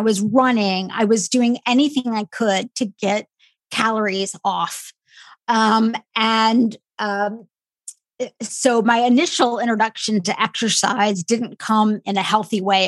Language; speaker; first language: English; native; English